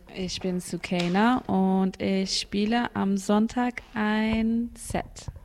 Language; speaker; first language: German; early bilingual, other home language; Arabic